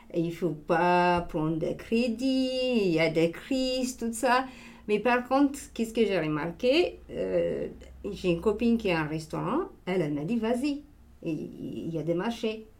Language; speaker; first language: French; non-native, learner; Amharic